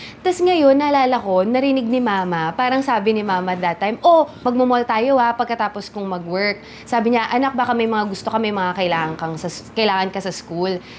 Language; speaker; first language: Filipino; native; Filipino